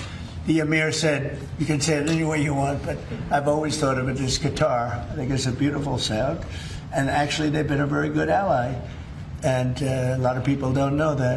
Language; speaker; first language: English; native; English